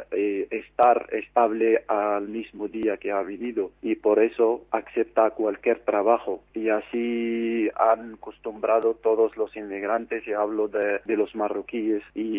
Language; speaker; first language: Spanish; non-native, fluent; Arabic